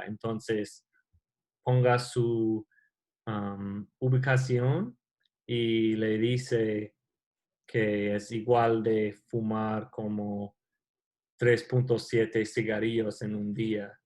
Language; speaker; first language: Spanish; non-native, learner; English